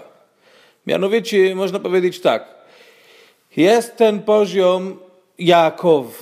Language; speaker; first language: Polish; non-native, fluent; Hebrew